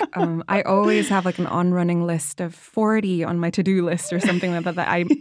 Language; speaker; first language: English; non-native, fluent; Indonesian